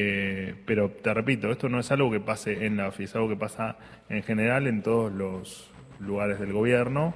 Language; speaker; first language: Spanish; native; Spanish